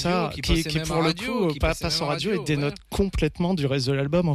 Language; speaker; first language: French; native; French